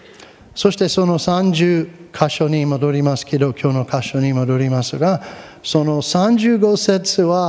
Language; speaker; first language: Japanese; non-native, fluent; English